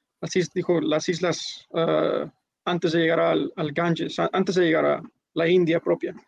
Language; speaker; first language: Spanish; early bilingual, heritage; Spanish